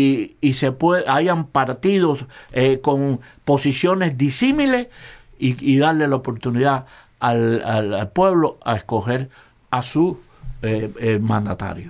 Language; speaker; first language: Spanish; native; Spanish